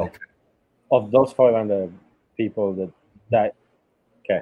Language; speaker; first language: English; non-native, fluent; Italian